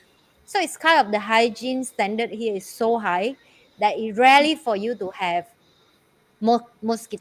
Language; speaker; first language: English; non-native, fluent; Vietnamese